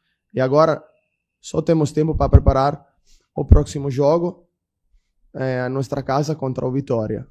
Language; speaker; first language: Portuguese; non-native, fluent; Italian